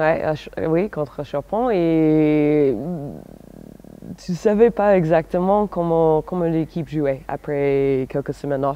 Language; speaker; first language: French; non-native, fluent; English